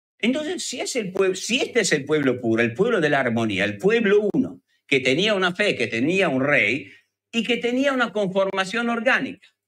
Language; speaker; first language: Spanish; non-native, fluent; Italian